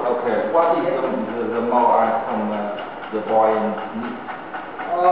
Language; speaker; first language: English; non-native, learner; Vietnamese